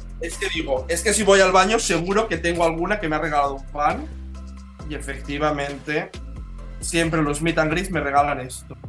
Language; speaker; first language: Spanish; non-native, local second language; Catalan